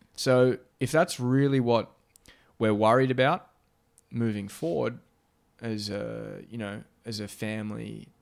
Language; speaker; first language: English; native; English